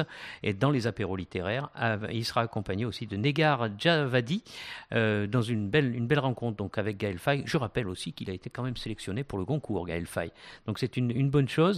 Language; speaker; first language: French; native; French